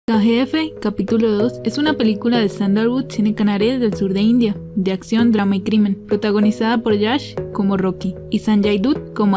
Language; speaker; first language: Spanish; native; Spanish